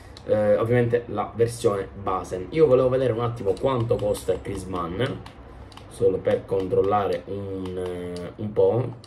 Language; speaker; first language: Italian; native; Italian